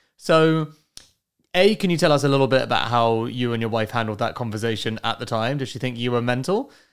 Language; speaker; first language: English; native; English